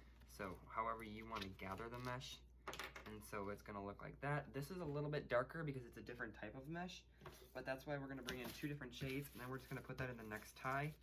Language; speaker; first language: English; native; English